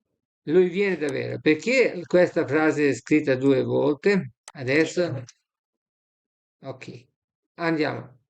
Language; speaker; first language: Italian; non-native, fluent; Serbian